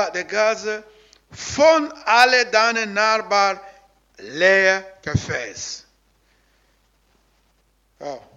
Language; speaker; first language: German; non-native, learner; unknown